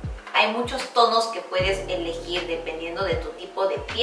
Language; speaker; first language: Spanish; non-native, fluent; Korean